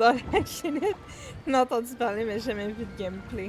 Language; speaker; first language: French; native; French